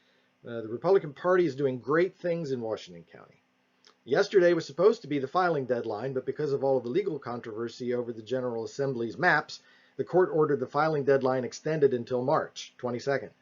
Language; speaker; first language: English; native; English